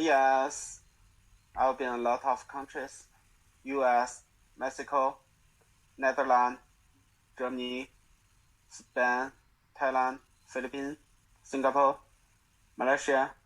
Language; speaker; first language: English; non-native, learner; Chinese